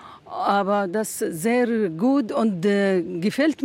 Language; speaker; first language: German; non-native, learner; Arabic